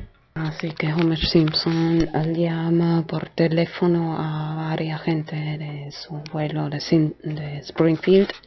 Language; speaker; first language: Spanish; non-native, fluent; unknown